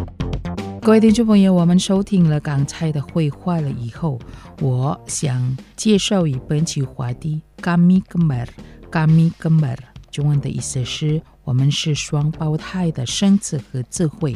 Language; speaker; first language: Chinese; non-native, fluent; Indonesian